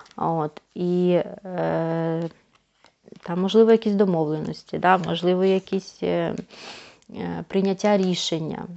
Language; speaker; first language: Ukrainian; non-native, local second language; Russian